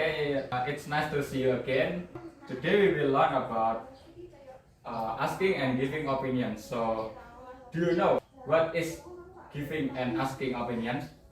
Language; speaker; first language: English; non-native, fluent; Indonesian